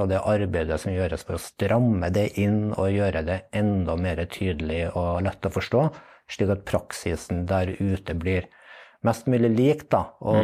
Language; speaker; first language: Norwegian; native; Norwegian